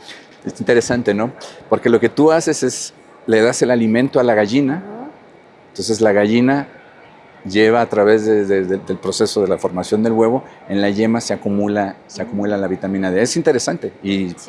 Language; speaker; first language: Spanish; native; Spanish